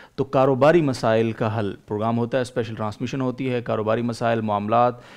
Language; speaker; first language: Urdu; native; Urdu